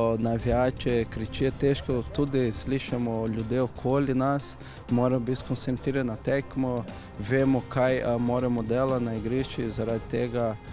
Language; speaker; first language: Slovenian; non-native, fluent; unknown